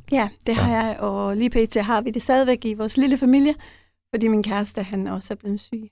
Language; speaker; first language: Danish; non-native, local second language; Faroese